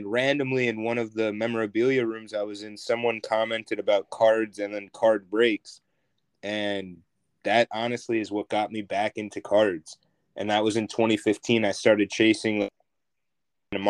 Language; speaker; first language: English; native; English